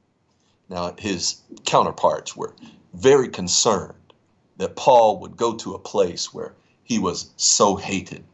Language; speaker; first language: English; native; English